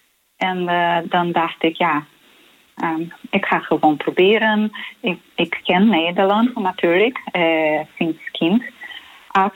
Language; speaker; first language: Dutch; non-native, learner; Portuguese